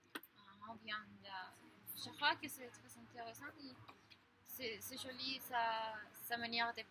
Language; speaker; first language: French; non-native, learner; Spanish